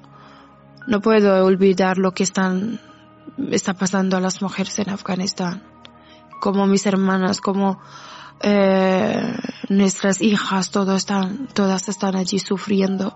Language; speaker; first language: Spanish; non-native, fluent; Persian